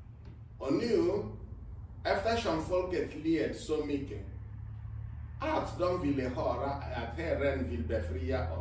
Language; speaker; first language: Swedish; non-native, fluent; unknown